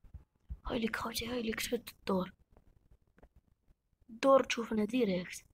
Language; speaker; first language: Arabic; native; Arabic